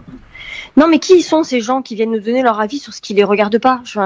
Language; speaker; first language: French; early bilingual, heritage; French